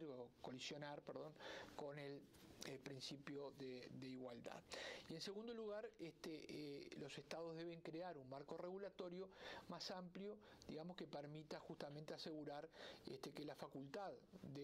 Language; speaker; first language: Spanish; native; Spanish